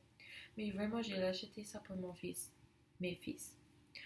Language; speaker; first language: French; non-native, learner; English